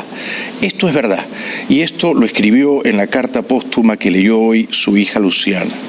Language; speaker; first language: Spanish; native; Spanish